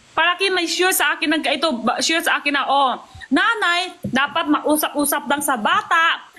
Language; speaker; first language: Filipino; non-native, learner; Chinese